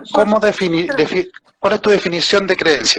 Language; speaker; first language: Spanish; native; Spanish